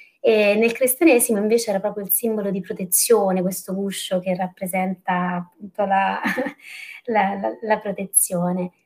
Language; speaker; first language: Italian; native; Italian